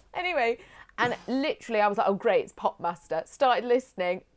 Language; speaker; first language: English; native; English